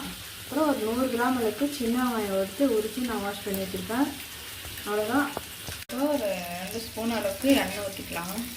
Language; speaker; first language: Tamil; native; Tamil